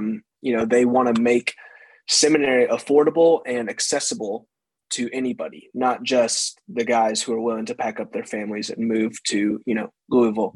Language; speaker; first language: English; native; English